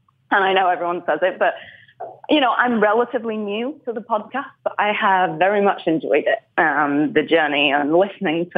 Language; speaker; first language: English; native; English